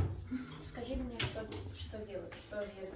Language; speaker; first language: Russian; non-native, learner; English